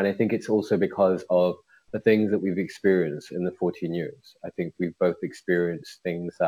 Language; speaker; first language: English; native; English